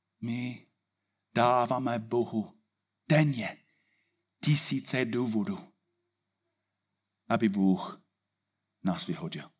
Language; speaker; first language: Czech; non-native, fluent; English